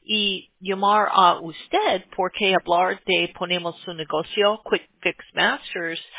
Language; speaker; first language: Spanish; non-native, learner; English